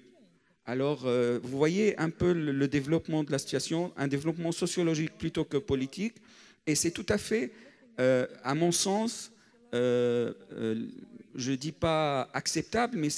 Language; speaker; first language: French; non-native, fluent; Arabic